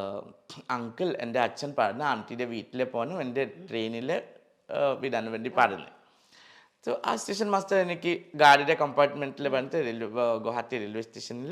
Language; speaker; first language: Malayalam; non-native, local second language; Assamese